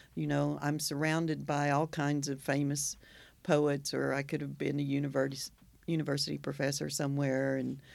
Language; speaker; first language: English; native; English